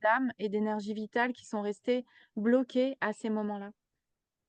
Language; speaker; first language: French; native; French